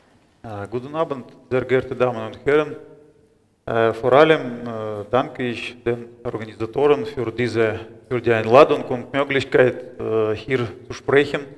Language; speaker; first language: German; non-native, fluent; Russian